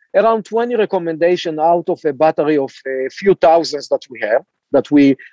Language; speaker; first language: English; non-native, fluent; Hebrew